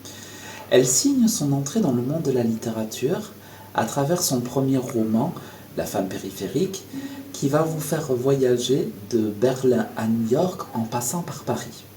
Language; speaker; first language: French; native; French